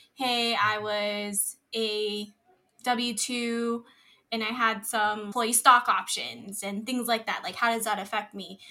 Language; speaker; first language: English; early bilingual, other home language; Filipino